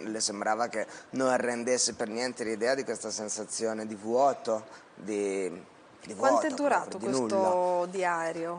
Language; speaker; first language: Italian; native; Italian